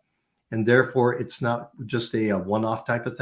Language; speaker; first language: English; native; English